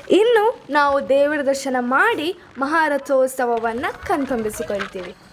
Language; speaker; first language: Kannada; non-native, local second language; Tulu